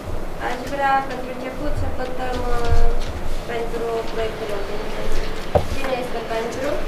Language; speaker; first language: Romanian; native; Romanian